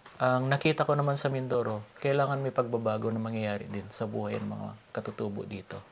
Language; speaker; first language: Filipino; non-native, local second language; Iloko